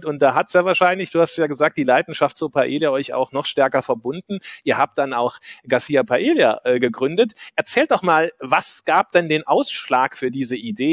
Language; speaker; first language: German; native; German